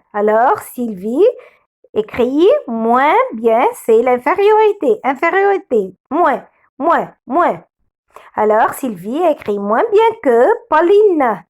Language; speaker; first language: French; non-native, fluent; Arabic